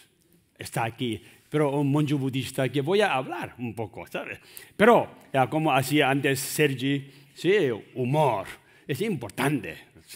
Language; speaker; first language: Spanish; non-native, learner; Tibetan